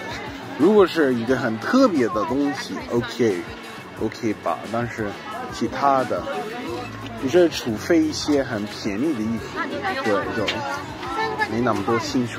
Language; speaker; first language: Chinese; non-native, learner; English